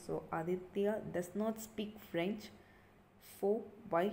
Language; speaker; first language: English; non-native, local second language; Tamil